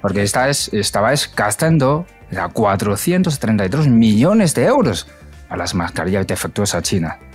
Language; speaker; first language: Spanish; non-native, fluent; Chinese